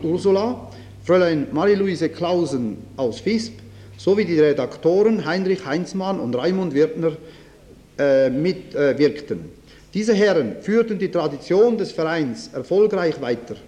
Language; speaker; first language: German; native; German